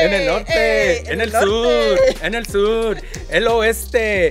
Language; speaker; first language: Spanish; early bilingual, heritage; Spanish